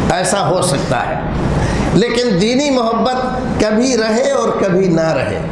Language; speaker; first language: Urdu; native; Urdu